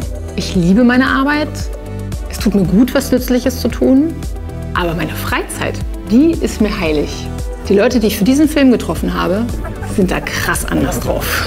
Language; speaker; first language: German; native; German